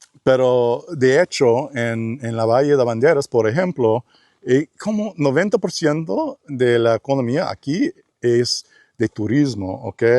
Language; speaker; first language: Spanish; non-native, learner; English